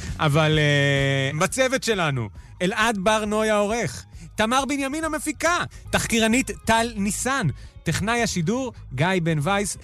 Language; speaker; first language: Hebrew; native; Hebrew